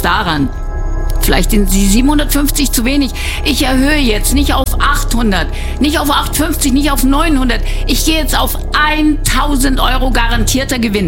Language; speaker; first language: German; native; German